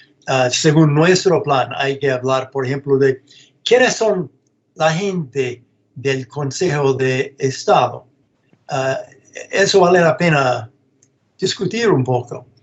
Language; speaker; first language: Spanish; non-native, fluent; English